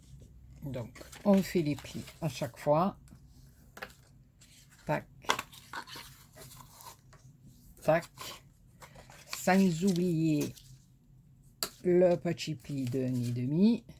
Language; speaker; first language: French; native; French